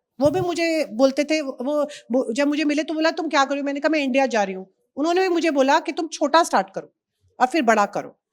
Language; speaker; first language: Hindi; native; Hindi